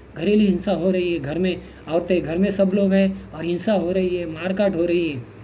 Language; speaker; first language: Hindi; non-native, local second language; Marathi